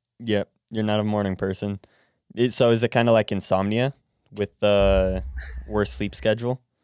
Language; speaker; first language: English; native; English